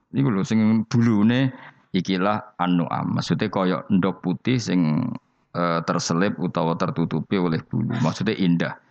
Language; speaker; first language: Indonesian; non-native, local second language; Javanese